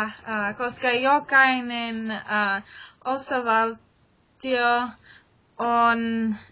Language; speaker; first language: Finnish; non-native, learner; English